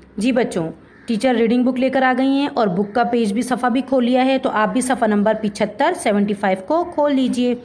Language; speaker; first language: Urdu; native; Urdu